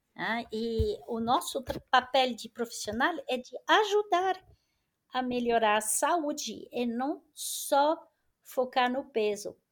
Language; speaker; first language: Portuguese; non-native, fluent; French